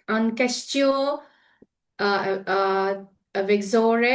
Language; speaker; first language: French; non-native, learner; Persian